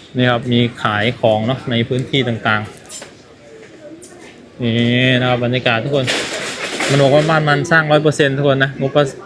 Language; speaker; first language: Thai; native; Thai